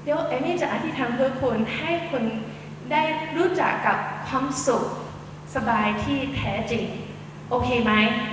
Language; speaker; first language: Thai; non-native, fluent; English